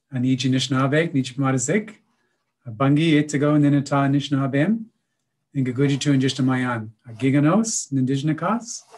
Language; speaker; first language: English; native; English